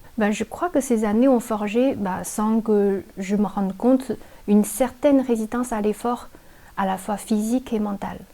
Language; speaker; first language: French; non-native, fluent; Chinese